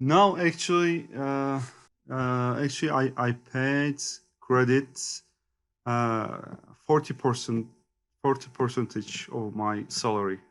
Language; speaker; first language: English; non-native, learner; Turkish